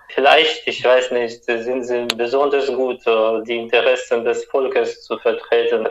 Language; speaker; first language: German; non-native, fluent; Russian